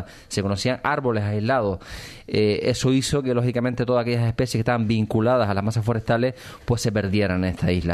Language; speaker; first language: Spanish; native; Spanish